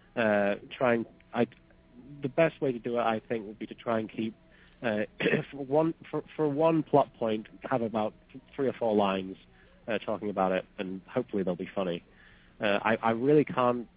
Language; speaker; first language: English; native; English